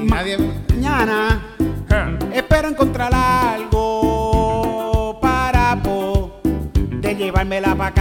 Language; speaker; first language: Spanish; native; Spanish